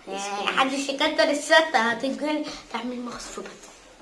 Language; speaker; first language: Arabic; native; Arabic